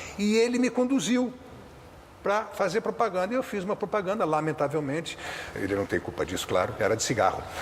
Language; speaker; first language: Portuguese; native; Portuguese